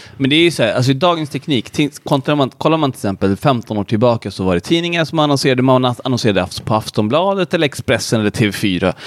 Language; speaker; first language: Swedish; early bilingual, other home language; Hindi